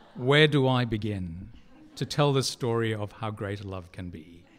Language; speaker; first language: English; native; English